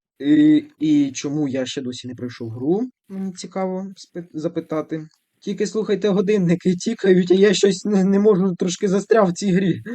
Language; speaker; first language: Ukrainian; non-native, local second language; Russian